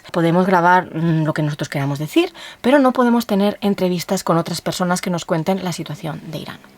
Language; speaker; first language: Spanish; native; Spanish